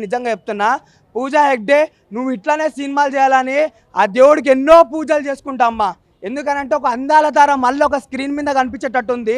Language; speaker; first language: Telugu; native; Telugu